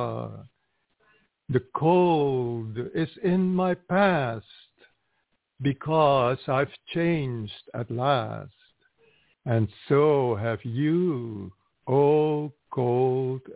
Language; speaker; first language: English; non-native, fluent; Dutch